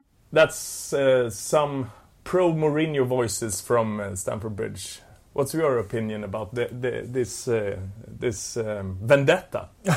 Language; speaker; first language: English; non-native, fluent; Swedish